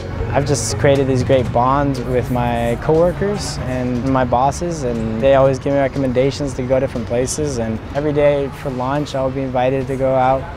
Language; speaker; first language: English; early bilingual, other home language; Spanish